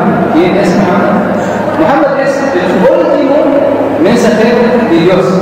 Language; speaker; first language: Spanish; non-native, learner; Arabic